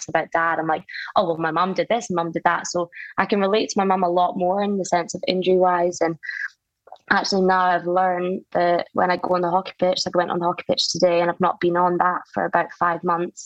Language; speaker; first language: English; native; English